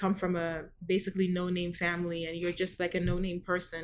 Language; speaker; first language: English; non-native, local second language; Igbo